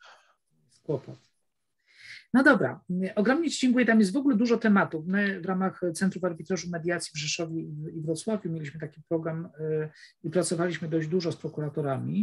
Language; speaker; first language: Polish; native; Polish